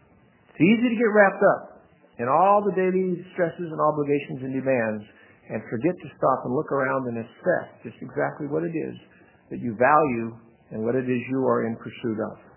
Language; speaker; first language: English; native; English